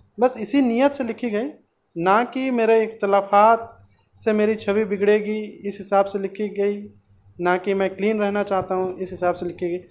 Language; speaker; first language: Hindi; non-native, local second language; Bangla